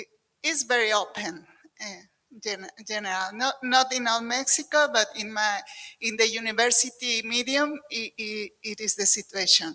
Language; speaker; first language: English; non-native, learner; Spanish